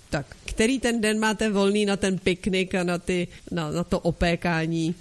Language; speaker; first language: Czech; native; Czech